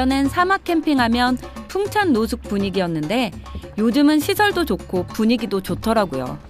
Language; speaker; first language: Korean; native; Korean